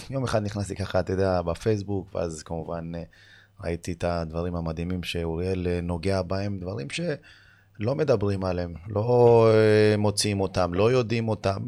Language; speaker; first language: Hebrew; early bilingual, other home language; Amharic